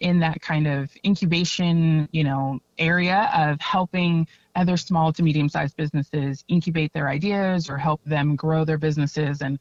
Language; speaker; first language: English; native; English